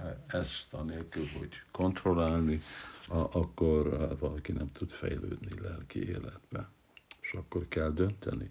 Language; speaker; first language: Hungarian; non-native, fluent; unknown